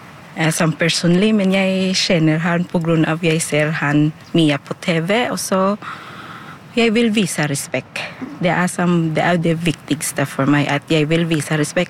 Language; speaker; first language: Norwegian; non-native, local second language; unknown